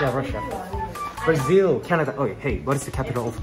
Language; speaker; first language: English; non-native, learner; Korean